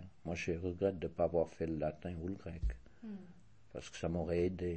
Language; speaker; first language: French; native; French